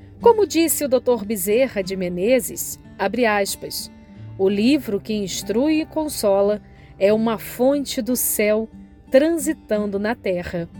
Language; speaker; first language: Portuguese; native; Portuguese